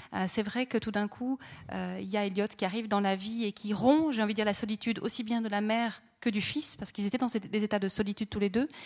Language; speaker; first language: French; native; French